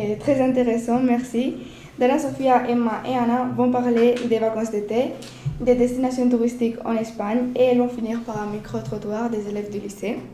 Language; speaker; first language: French; non-native, fluent; Spanish